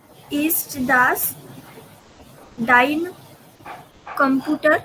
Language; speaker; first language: German; non-native, learner; Marathi